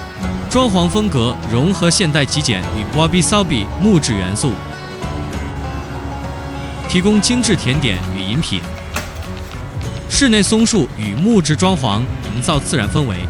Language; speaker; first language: Chinese; native; Chinese